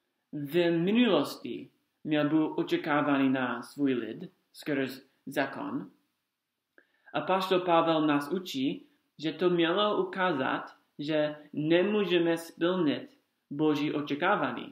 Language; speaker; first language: Czech; non-native, fluent; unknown